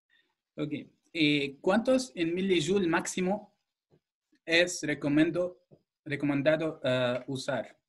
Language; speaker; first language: Spanish; non-native, fluent; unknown